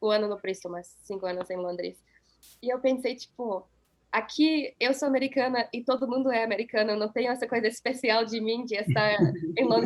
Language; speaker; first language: Portuguese; non-native, fluent; English